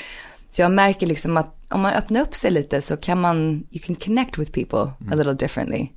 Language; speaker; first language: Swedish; early bilingual, heritage; Swedish